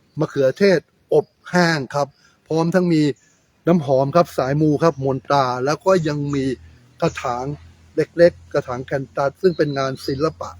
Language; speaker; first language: Thai; native; Thai